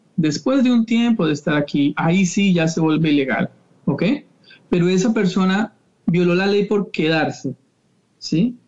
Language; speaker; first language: Spanish; native; Spanish